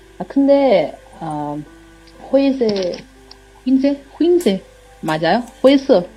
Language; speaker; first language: Korean; non-native, learner; Chinese